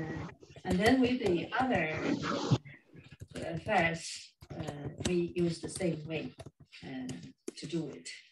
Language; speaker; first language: English; non-native, fluent; Chinese